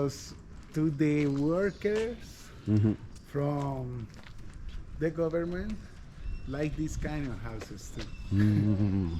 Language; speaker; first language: English; non-native, learner; Spanish